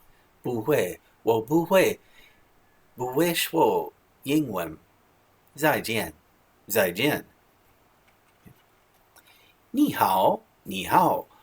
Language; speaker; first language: Chinese; non-native, learner; English